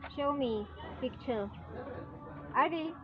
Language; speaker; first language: English; non-native, learner; Czech